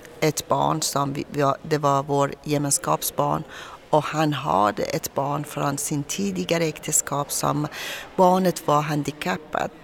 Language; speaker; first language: Swedish; non-native, fluent; Persian